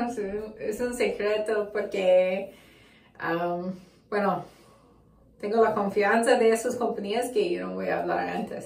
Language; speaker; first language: Spanish; non-native, learner; English